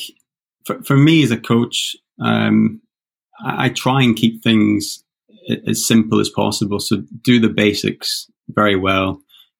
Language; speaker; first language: English; native; English